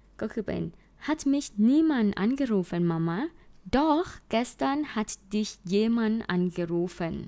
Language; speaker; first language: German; non-native, fluent; Thai